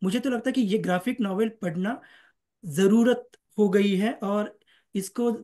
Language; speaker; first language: Hindi; non-native, local second language; Marathi